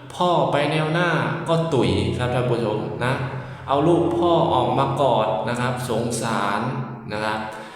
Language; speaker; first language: Thai; native; Thai